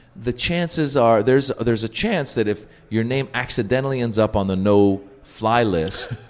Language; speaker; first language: English; native; English